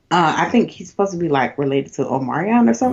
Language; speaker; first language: English; native; English